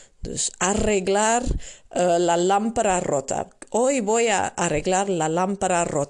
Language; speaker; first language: Spanish; non-native, learner; Dutch